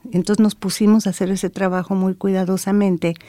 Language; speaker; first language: Spanish; native; Spanish